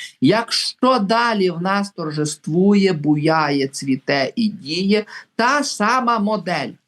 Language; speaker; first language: Ukrainian; native; Ukrainian